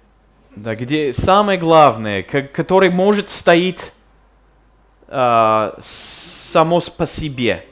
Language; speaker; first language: Russian; non-native, fluent; English